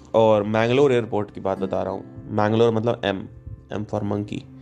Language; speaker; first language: Hindi; native; Hindi